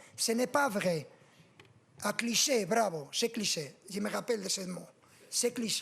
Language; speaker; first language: French; non-native, fluent; Spanish